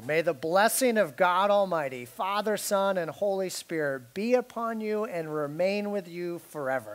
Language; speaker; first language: English; native; English